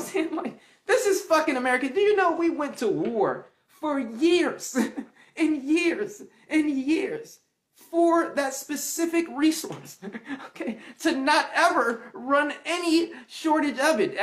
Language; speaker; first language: English; native; English